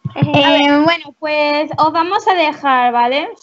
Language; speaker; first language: Spanish; native; Spanish